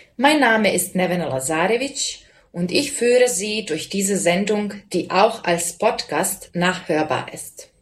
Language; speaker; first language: German; non-native, fluent; Serbian